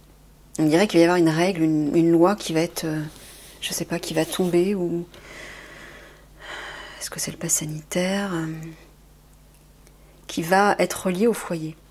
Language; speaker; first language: French; native; French